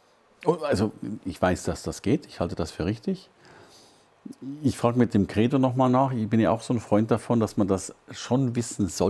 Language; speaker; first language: German; native; German